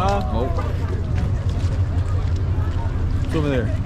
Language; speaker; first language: English; native; English